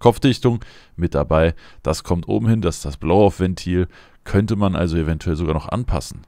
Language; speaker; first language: German; native; German